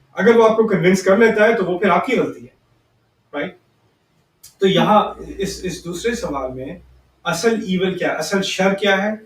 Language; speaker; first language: Urdu; early bilingual, heritage; Urdu